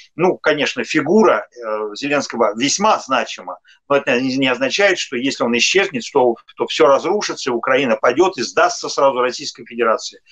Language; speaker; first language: Russian; native; Russian